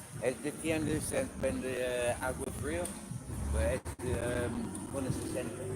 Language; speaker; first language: Spanish; non-native, learner; English